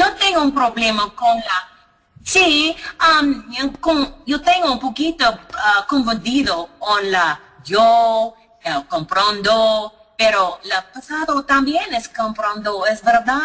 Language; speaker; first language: Spanish; non-native, learner; English